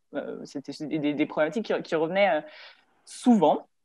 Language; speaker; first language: French; native; French